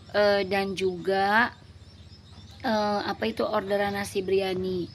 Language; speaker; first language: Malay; non-native, local second language; Sundanese